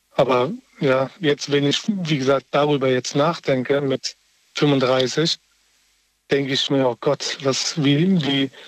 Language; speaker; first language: German; native; German